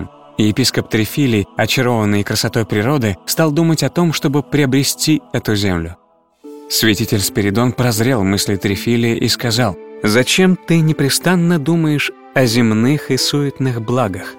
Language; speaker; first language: Russian; native; Russian